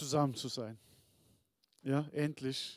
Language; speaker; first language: German; non-native, learner; Turkish